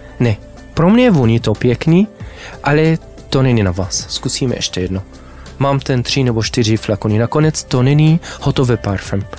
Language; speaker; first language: Czech; non-native, learner; Arabic